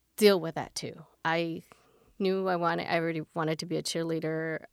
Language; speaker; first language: English; native; English